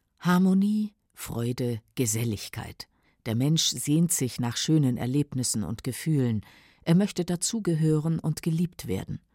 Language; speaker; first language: German; native; German